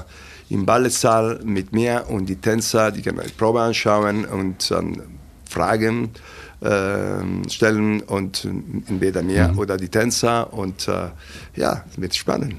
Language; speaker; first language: German; non-native, fluent; Italian